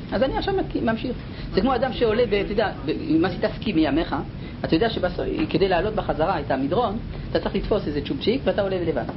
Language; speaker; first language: Hebrew; non-native, fluent; French